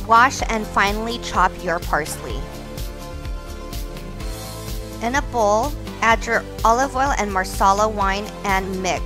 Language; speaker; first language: English; native; English